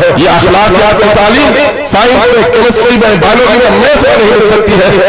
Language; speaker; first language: Urdu; native; Urdu